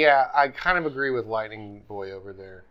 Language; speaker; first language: English; native; English